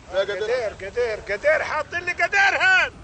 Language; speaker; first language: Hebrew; non-native, learner; Arabic